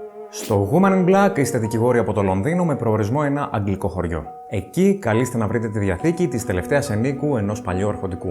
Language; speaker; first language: Greek; native; Greek